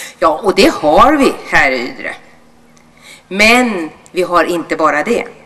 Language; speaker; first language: Swedish; native; Swedish